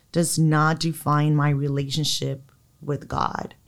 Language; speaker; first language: English; native; English